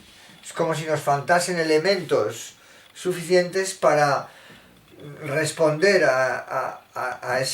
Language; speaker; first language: Spanish; native; Spanish